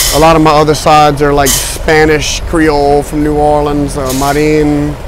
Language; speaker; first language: English; native; English